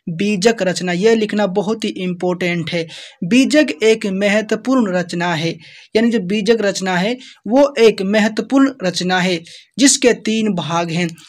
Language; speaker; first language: Hindi; native; Hindi